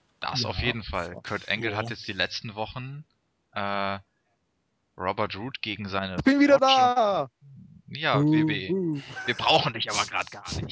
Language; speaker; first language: German; native; German